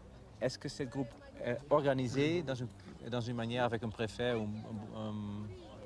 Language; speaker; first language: French; non-native, learner; Dutch